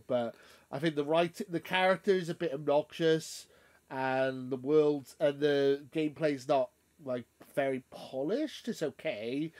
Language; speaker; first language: English; native; English